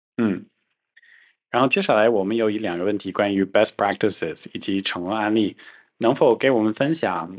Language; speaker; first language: Chinese; non-native, fluent; English